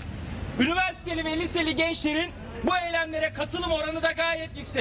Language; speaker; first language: Turkish; native; Turkish